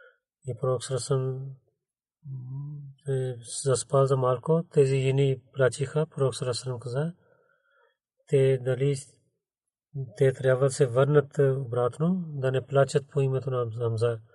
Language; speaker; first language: Bulgarian; non-native, learner; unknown